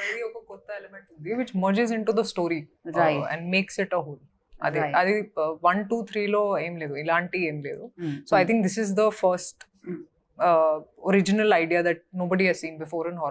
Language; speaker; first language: Telugu; non-native, fluent; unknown